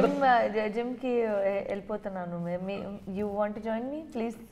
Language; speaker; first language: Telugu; non-native, learner; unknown